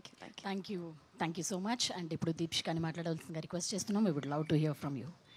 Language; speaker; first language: Telugu; native; Telugu